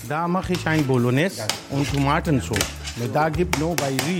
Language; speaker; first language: German; non-native, learner; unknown